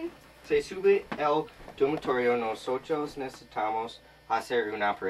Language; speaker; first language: Spanish; non-native, learner; English